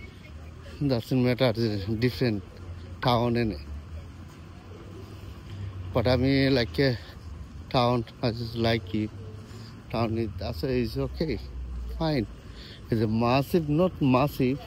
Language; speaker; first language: English; non-native, learner; Bangla